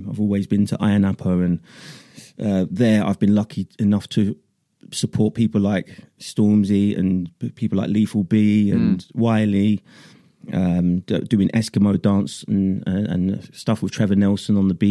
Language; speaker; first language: English; native; English